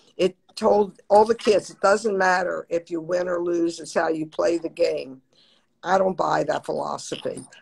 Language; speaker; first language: English; native; English